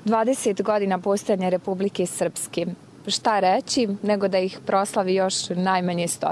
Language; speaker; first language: Serbian; native; Serbian